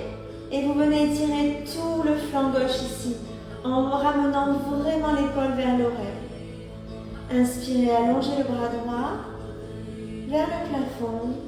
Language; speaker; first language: French; native; French